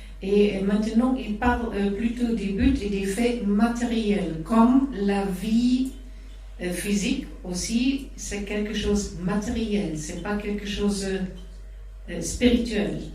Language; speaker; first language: French; non-native, fluent; German